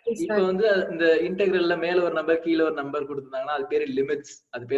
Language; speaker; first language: Tamil; native; Tamil